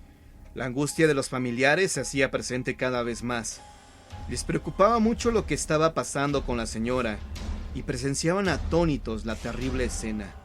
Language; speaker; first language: Spanish; native; Spanish